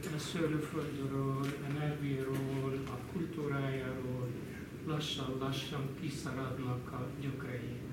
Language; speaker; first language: Hungarian; non-native, fluent; Arabic